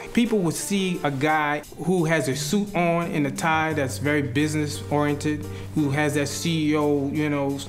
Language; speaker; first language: English; native; English